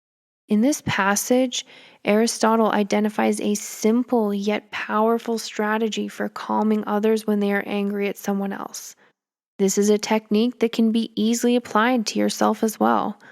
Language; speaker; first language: English; native; English